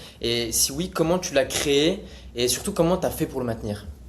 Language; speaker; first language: French; native; French